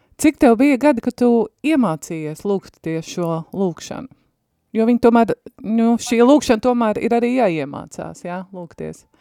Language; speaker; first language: Latvian; native; Latvian